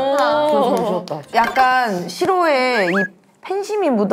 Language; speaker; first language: Korean; native; Korean